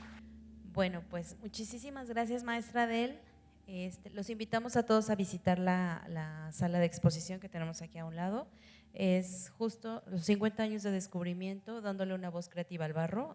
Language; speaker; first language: Spanish; native; Spanish